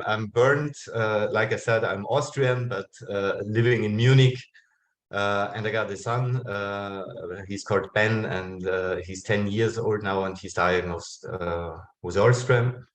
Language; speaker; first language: English; non-native, fluent; German